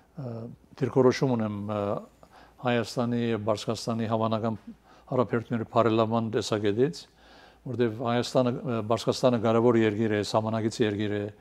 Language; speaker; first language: Armenian; early bilingual, heritage; Armenian